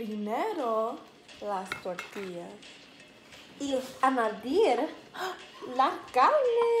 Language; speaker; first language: Spanish; non-native, learner; English